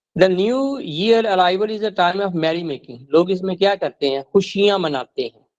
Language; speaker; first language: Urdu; non-native, local second language; Punjabi